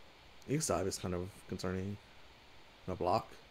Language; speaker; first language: English; native; English